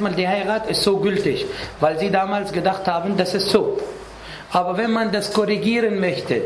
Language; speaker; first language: German; non-native, fluent; Arabic